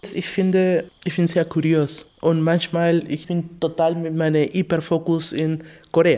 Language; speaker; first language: German; non-native, fluent; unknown